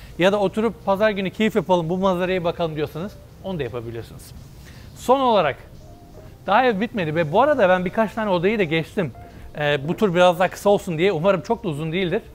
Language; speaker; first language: Turkish; early bilingual, heritage; Turkish